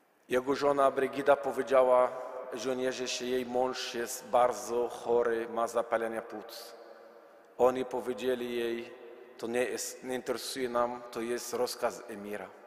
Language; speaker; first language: Polish; non-native, learner; Arabic